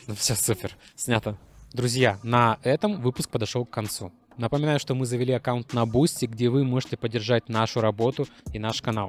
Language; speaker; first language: Russian; native; Russian